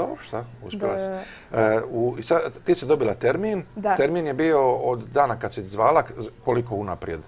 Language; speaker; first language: Croatian; native; Croatian